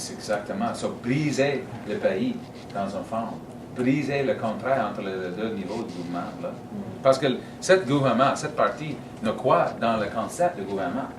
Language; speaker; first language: French; non-native, learner; English